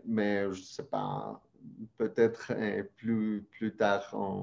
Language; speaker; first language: French; non-native, fluent; Spanish